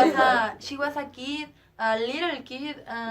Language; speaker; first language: English; non-native, learner; Spanish